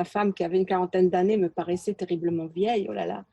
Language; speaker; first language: French; native; French